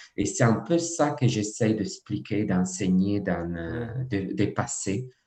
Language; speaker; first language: French; non-native, fluent; Italian